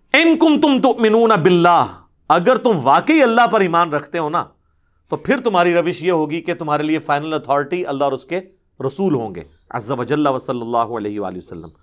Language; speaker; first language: Urdu; non-native, local second language; Punjabi